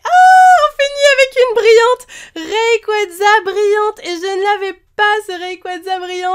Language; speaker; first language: French; native; French